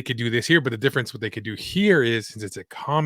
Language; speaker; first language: English; native; English